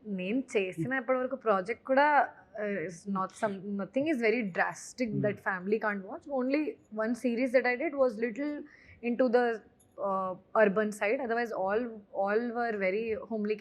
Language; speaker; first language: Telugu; non-native, fluent; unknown